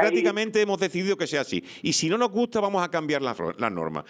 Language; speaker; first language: Spanish; native; Spanish